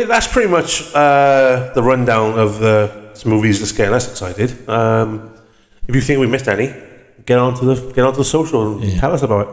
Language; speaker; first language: English; native; English